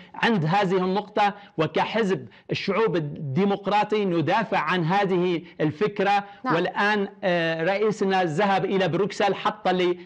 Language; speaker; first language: Arabic; non-native, fluent; Kurdish